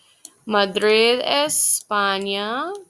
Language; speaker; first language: Spanish; non-native, fluent; English